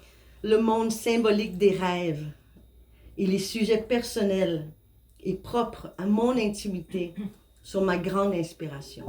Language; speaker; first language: French; non-native, fluent; Spanish